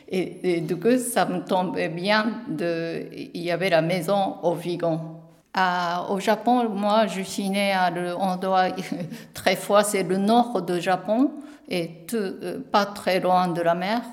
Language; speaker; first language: French; non-native, learner; Japanese